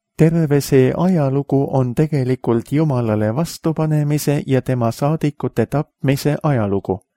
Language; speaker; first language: Estonian; native; Estonian